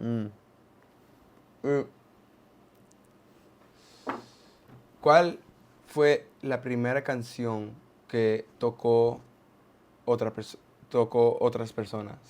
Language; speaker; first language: Spanish; non-native, learner; English